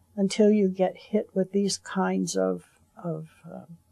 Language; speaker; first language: English; native; English